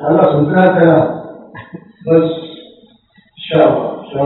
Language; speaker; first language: Arabic; non-native, fluent; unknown